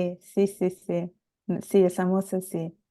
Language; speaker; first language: Italian; early bilingual, other home language; Bangla